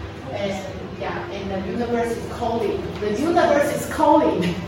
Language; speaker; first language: English; non-native, fluent; Chinese